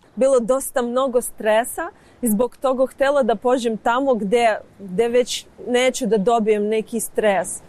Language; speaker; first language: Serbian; non-native, learner; Ukrainian